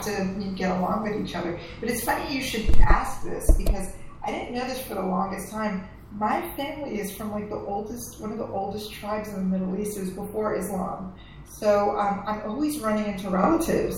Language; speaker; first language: English; native; English